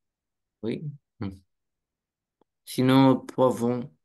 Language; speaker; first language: French; non-native, learner; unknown